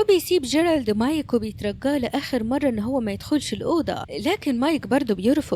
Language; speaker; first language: Arabic; native; Arabic